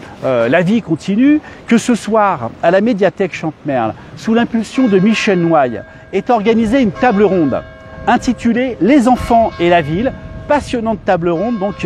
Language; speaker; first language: French; native; French